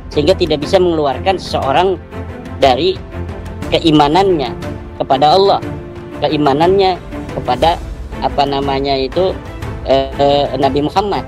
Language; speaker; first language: Indonesian; native; Indonesian